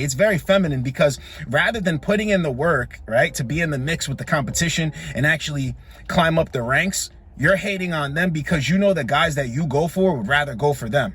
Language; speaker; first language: English; native; English